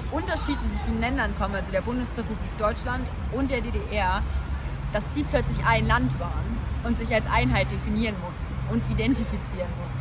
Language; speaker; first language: German; native; German